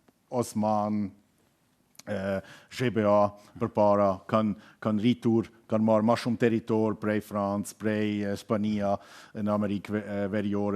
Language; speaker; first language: Albanian; non-native, learner; German